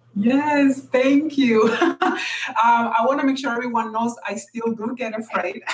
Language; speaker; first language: English; non-native, fluent; Spanish